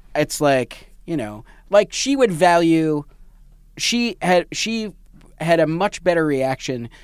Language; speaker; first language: English; native; English